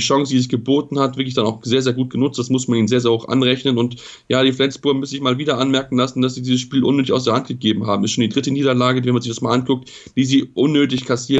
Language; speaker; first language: German; native; German